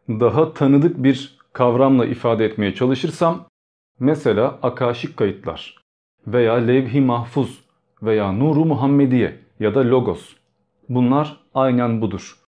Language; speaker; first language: Turkish; early bilingual, other home language; Albanian